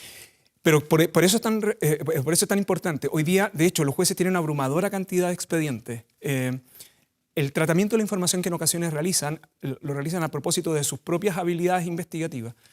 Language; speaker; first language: Spanish; native; Spanish